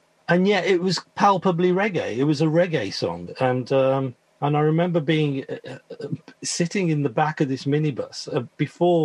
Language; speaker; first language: English; native; English